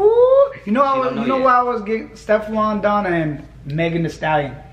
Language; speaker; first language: English; native; English